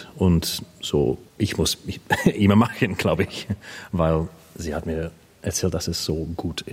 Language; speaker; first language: German; non-native, learner; English